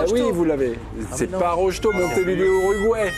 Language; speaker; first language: French; native; French